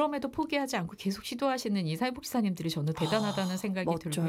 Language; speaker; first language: Korean; native; Korean